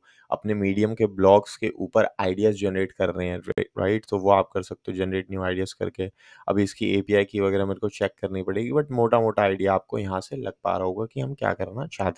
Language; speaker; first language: Hindi; native; Hindi